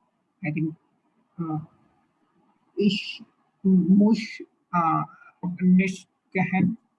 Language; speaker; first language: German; non-native, learner; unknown